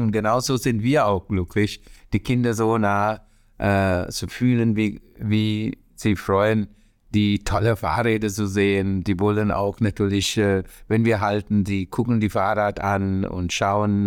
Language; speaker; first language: German; non-native, learner; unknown